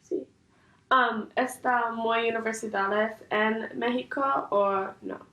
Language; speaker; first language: Spanish; non-native, learner; English